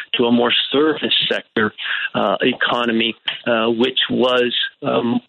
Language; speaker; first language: English; native; English